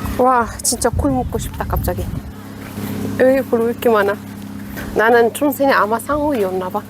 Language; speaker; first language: Korean; non-native, fluent; Arabic